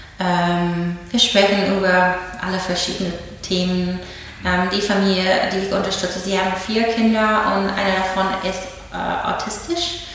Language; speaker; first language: German; non-native, fluent; English